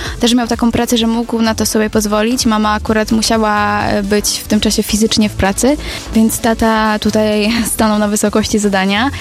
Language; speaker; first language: Polish; native; Polish